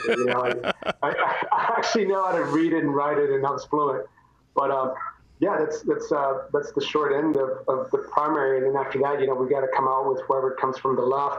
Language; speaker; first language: English; native; English